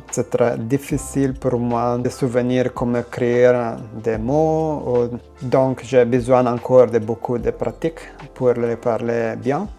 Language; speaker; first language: French; non-native, learner; Italian